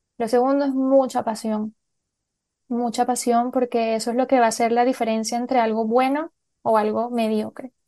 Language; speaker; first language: Spanish; native; Spanish